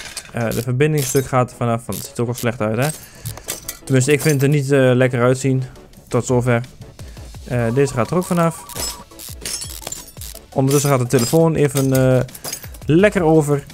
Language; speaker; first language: Dutch; native; Dutch